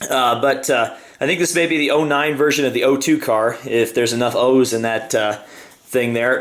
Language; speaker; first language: English; native; English